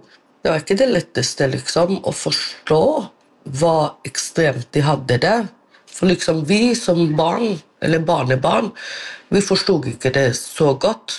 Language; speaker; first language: Norwegian; non-native, local second language; Romany